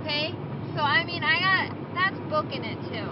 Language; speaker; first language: English; native; English